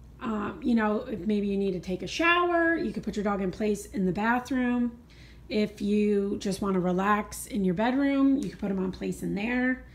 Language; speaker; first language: English; native; English